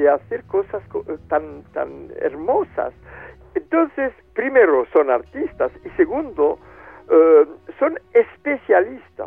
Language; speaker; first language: Spanish; non-native, fluent; French